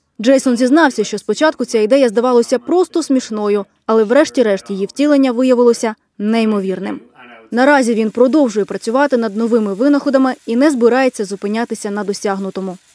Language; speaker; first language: Ukrainian; native; Ukrainian